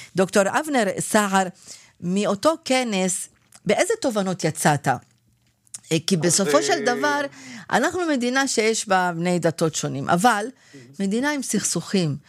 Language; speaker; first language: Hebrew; non-native, local second language; Arabic